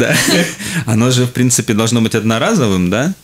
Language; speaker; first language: Russian; native; Russian